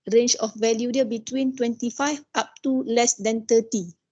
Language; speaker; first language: English; non-native, local second language; Malay